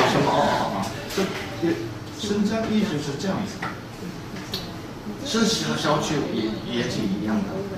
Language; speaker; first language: Chinese; non-native, fluent; Korean